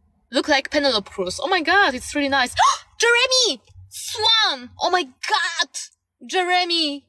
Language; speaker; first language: English; non-native, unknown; Polish